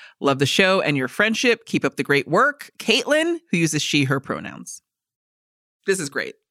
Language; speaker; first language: English; native; English